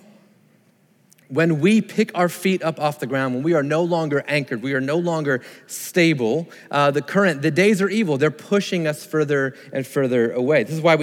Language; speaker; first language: English; native; English